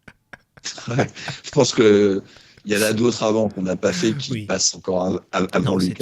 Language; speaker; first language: French; native; French